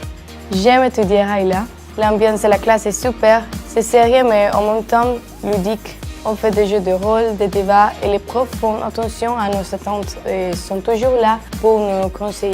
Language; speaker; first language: French; non-native, fluent; Spanish